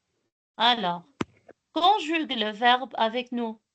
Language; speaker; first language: French; non-native, local second language; Arabic